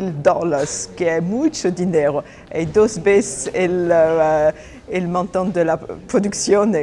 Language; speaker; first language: Spanish; non-native, fluent; Portuguese